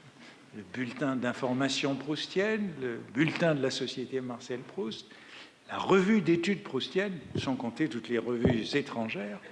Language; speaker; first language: French; native; French